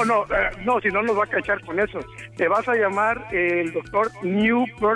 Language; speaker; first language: Spanish; native; Spanish